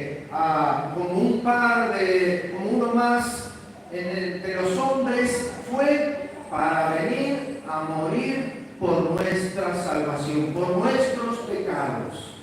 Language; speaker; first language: Spanish; native; Spanish